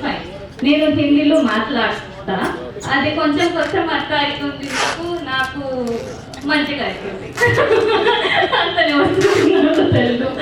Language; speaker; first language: Telugu; non-native, learner; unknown